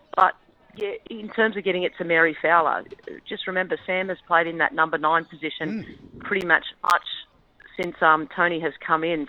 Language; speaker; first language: English; native; English